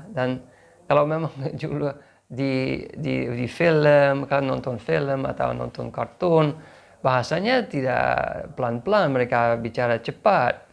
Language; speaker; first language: Indonesian; non-native, fluent; English